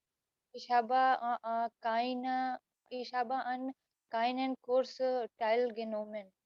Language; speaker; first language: German; non-native, learner; Hindi